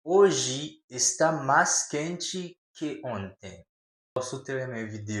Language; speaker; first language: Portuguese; non-native, learner; Haitian Creole